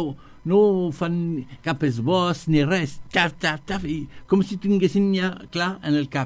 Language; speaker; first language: Catalan; non-native, learner; French